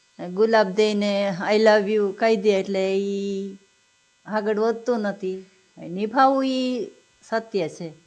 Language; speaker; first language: Gujarati; non-native, local second language; Malayalam